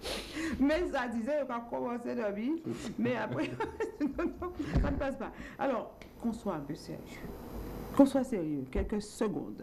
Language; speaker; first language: French; native; French